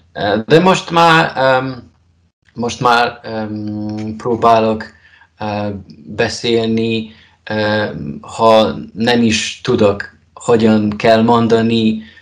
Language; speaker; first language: Hungarian; non-native, learner; Polish